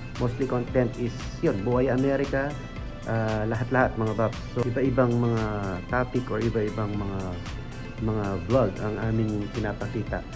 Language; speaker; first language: Filipino; non-native, local second language; Pampanga